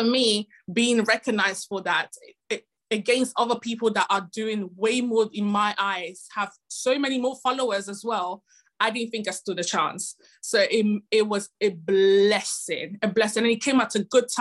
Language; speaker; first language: English; non-native, fluent; Italian